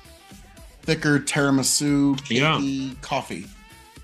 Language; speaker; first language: English; native; English